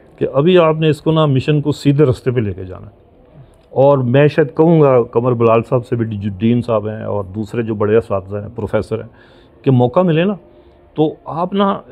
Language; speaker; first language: Urdu; non-native, local second language; Punjabi